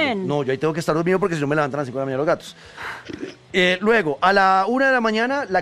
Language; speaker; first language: Spanish; native; Spanish